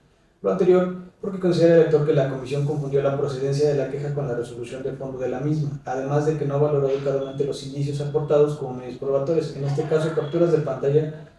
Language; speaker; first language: Spanish; native; Spanish